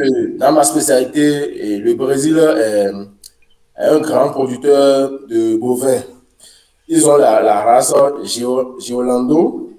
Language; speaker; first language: French; non-native, local second language; Fon